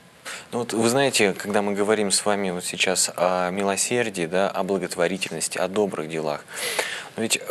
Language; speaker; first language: Russian; native; Russian